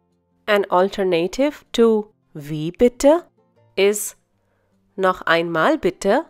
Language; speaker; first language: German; non-native, fluent; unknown